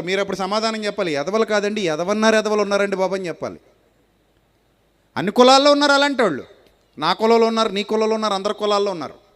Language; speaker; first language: Telugu; native; Telugu